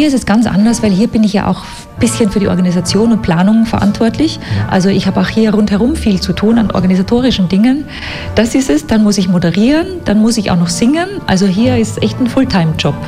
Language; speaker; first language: German; native; German